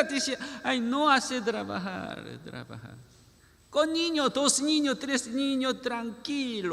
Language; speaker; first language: Spanish; non-native, learner; Korean